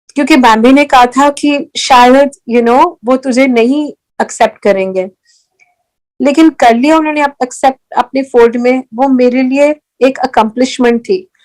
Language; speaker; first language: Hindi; early bilingual, heritage; Hindi